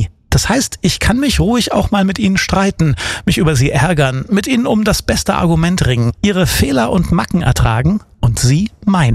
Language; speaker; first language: German; native; German